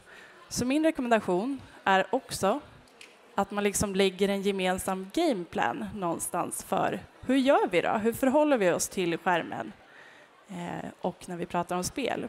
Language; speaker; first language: Swedish; native; Swedish